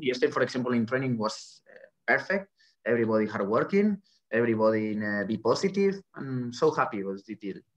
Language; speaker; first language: English; non-native, fluent; Spanish